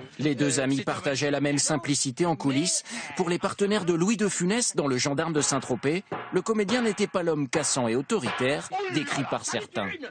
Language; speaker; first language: French; native; French